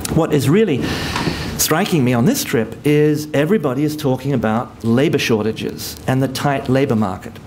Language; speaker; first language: English; native; English